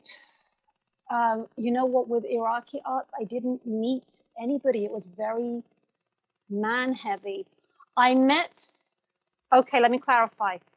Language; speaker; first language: English; native; English